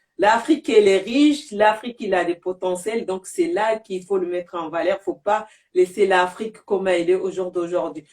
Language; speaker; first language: French; non-native, local second language; Bambara